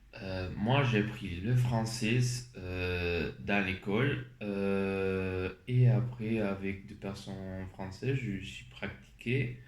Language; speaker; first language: French; non-native, learner; Spanish